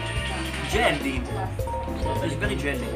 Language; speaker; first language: English; non-native, learner; Italian